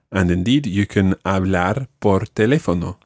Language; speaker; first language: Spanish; non-native, fluent; English